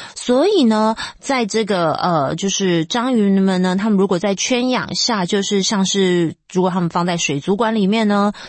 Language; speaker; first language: Chinese; native; Chinese